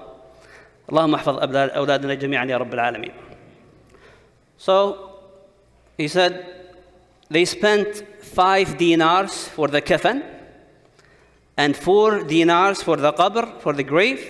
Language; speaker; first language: English; non-native, fluent; Arabic